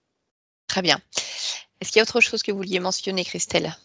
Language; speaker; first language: French; native; French